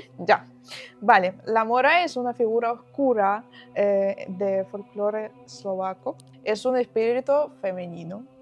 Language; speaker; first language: Spanish; non-native, fluent; Ukrainian